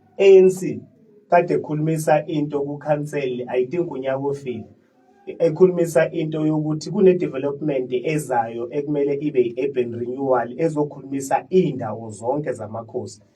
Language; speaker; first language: Zulu; native; Zulu